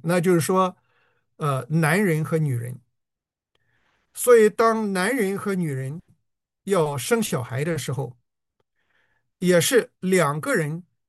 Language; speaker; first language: Chinese; native; Chinese